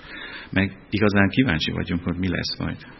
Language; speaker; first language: Hungarian; non-native, fluent; German